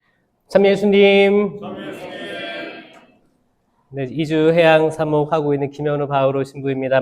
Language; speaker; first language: Korean; native; Korean